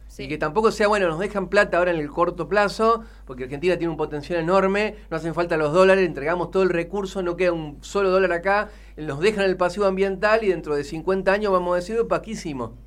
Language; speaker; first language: Spanish; native; Spanish